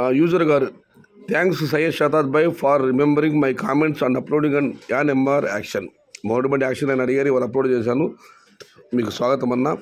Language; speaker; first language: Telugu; non-native, local second language; Kannada